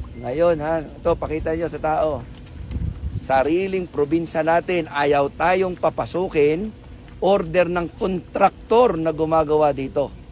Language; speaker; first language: Filipino; native; Filipino